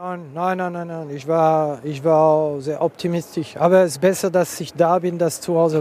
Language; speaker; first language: German; non-native, local second language; French